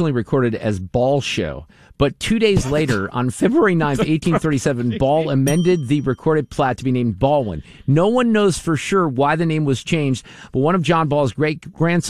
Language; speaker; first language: English; native; English